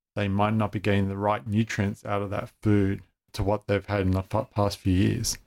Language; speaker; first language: English; native; English